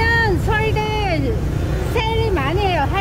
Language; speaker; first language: Korean; non-native, learner; Vietnamese